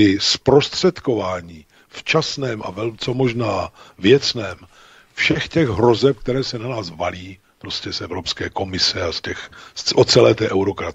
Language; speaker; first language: Czech; native; Czech